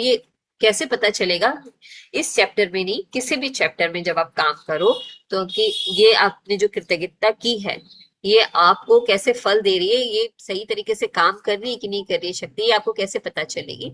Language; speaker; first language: Hindi; native; Hindi